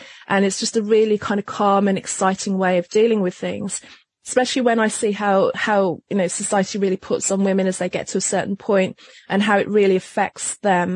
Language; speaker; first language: English; native; English